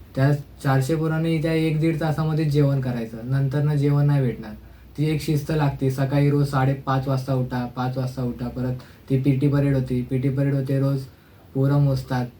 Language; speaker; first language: Marathi; native; Marathi